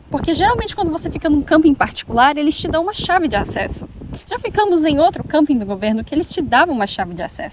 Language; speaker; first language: Portuguese; native; Portuguese